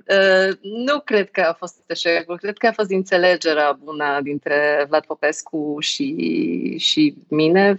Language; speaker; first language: Romanian; non-native, fluent; Polish